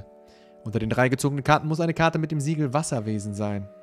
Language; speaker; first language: German; native; German